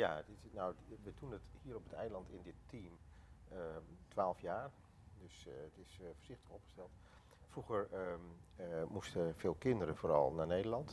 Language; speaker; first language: Dutch; native; Dutch